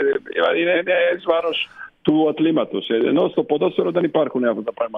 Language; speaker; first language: Greek; non-native, fluent; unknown